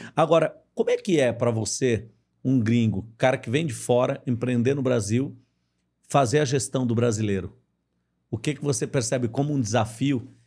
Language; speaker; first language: Portuguese; native; Portuguese